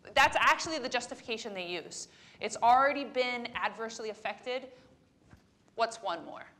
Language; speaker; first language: English; native; English